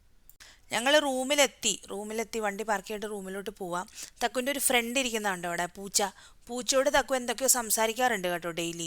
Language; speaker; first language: Malayalam; native; Malayalam